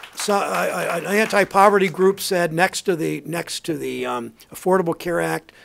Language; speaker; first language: English; native; English